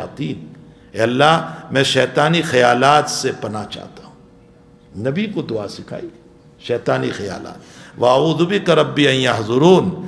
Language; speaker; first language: Urdu; non-native, local second language; Gujarati